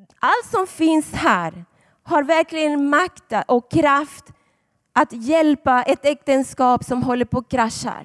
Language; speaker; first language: Swedish; non-native, fluent; Spanish